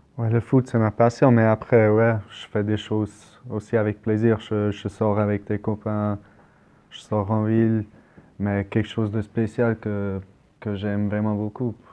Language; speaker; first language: French; non-native, local second language; German